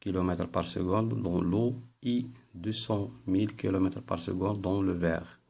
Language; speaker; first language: French; non-native, local second language; Arabic